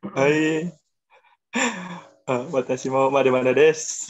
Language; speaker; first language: Japanese; non-native, learner; Indonesian